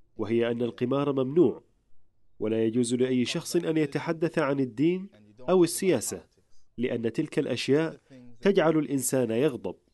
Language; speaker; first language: Arabic; non-native, fluent; English